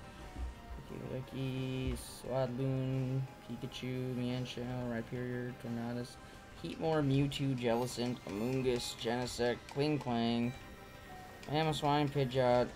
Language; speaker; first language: English; native; English